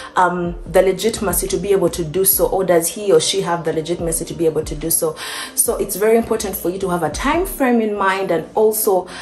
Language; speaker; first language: English; non-native, local second language; Ganda